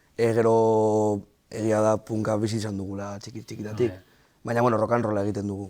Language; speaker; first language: Basque; non-native, local second language; Spanish